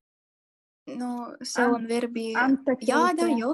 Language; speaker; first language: Finnish; non-native, learner; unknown